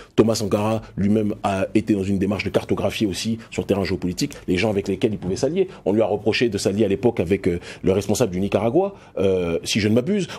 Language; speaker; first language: French; native; French